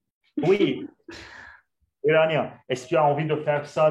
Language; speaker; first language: French; non-native, local second language; Arabic